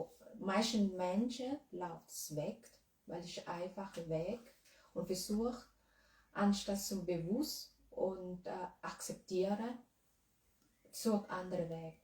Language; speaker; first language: German; non-native, learner; Thai